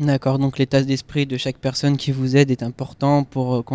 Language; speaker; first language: French; native; French